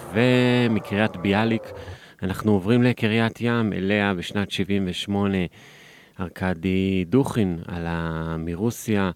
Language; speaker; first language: Hebrew; native; Hebrew